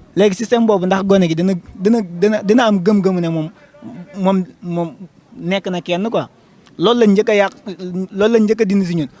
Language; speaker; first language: Wolof; non-native, local second language; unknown